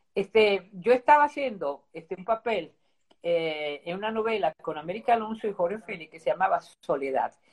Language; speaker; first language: Spanish; early bilingual, other home language; Italian